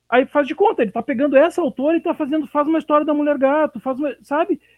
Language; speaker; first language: Portuguese; native; Portuguese